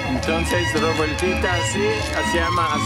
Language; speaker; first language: Spanish; non-native, learner; Amharic